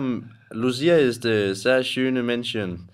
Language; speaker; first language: German; non-native, learner; Danish